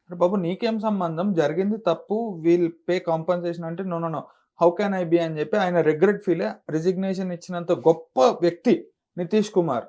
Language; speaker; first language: Telugu; native; Telugu